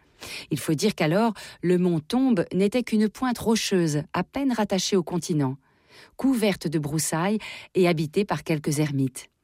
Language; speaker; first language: French; native; French